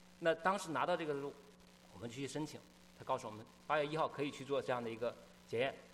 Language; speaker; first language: Chinese; native; Chinese